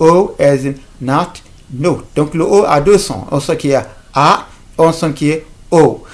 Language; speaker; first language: French; non-native, local second language; Fula